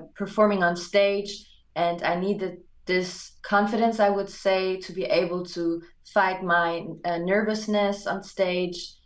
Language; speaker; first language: English; non-native, fluent; German